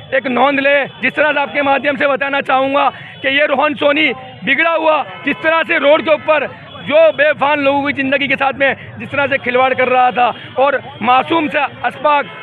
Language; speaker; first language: Hindi; non-native, local second language; Gujarati